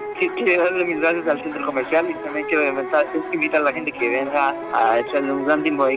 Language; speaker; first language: Spanish; early bilingual, heritage; Spanish